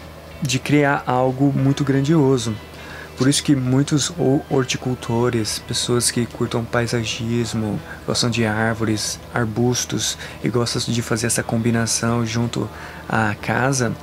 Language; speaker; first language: Portuguese; native; Portuguese